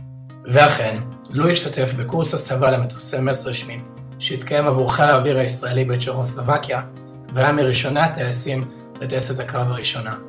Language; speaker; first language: Hebrew; native; Hebrew